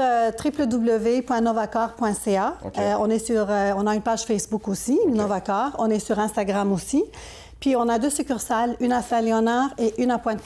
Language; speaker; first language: French; native; French